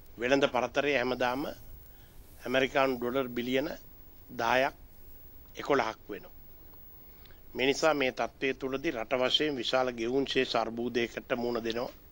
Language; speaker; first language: Sinhala; native; Sinhala